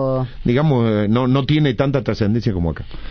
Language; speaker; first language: Spanish; native; Spanish